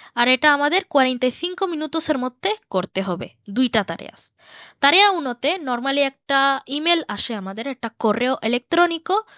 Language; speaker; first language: Bangla; early bilingual, heritage; Bangla